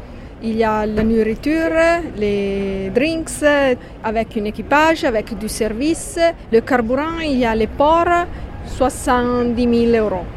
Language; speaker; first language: French; non-native, fluent; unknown